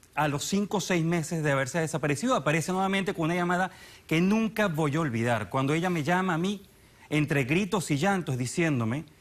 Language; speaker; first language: Spanish; native; Spanish